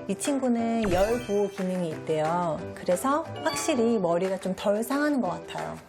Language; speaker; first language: Korean; native; Korean